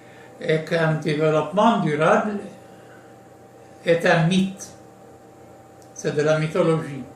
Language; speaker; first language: French; non-native, local second language; Arabic